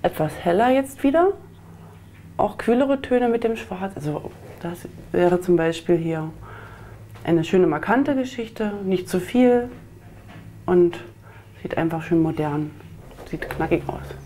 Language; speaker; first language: German; native; German